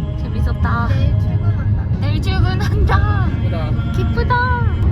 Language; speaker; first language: Korean; native; Korean